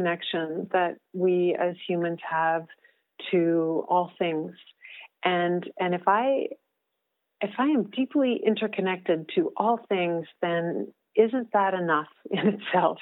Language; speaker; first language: English; native; English